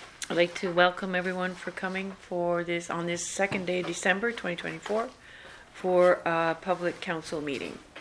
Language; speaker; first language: English; native; English